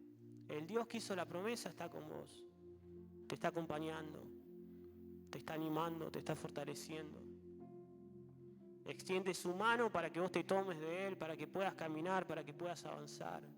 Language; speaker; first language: Spanish; native; Spanish